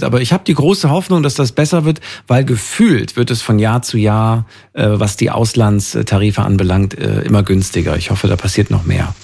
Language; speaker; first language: German; native; German